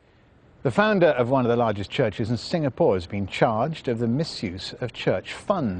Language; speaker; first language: English; native; English